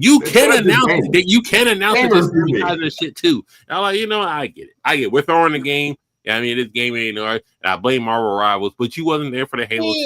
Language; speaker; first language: English; native; English